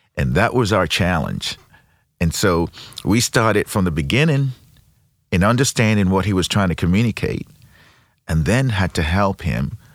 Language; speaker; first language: English; non-native, local second language; Yoruba